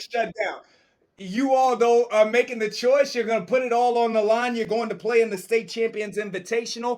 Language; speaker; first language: English; native; English